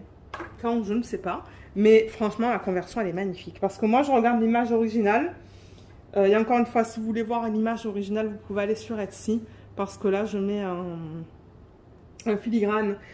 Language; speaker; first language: French; native; French